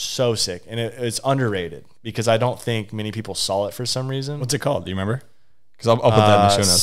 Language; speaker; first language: English; native; English